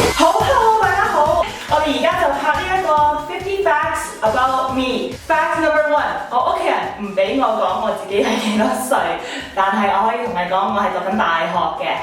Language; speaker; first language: Cantonese; early bilingual, heritage; Cantonese